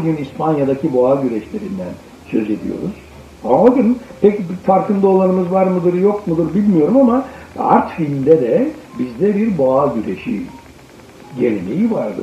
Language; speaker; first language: Turkish; native; Turkish